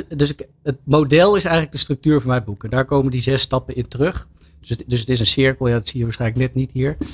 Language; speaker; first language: Dutch; native; Dutch